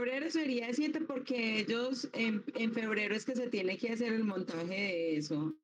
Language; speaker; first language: Spanish; native; Spanish